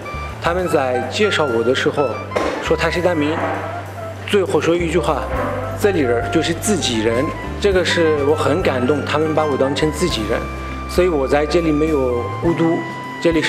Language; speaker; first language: Chinese; non-native, fluent; Persian